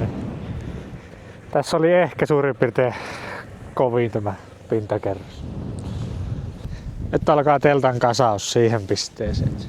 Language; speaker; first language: Finnish; native; Finnish